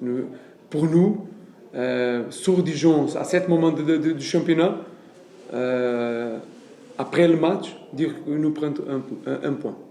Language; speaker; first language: French; non-native, learner; Portuguese